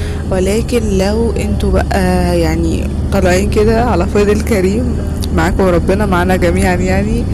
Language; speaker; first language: Arabic; native; Arabic